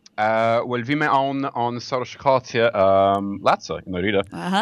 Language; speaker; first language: Irish; non-native, learner; English